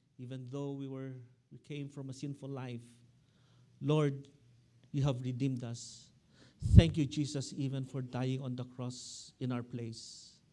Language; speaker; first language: English; non-native, local second language; Filipino